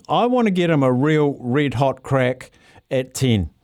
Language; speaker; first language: English; native; English